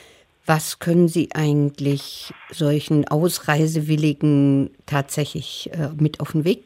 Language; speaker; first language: German; native; German